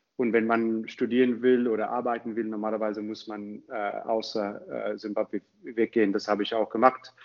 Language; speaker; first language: German; non-native, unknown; English